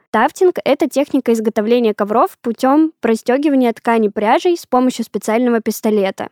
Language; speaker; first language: Russian; native; Russian